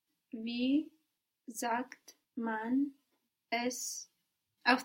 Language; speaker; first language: German; non-native, learner; English